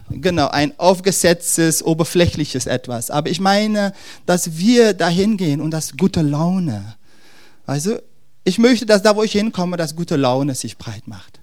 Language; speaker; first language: German; non-native, fluent; Dutch